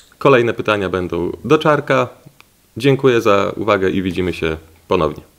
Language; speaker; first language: Polish; native; Polish